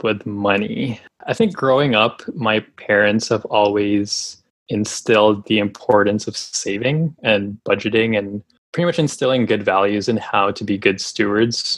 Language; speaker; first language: English; non-native, local second language; Filipino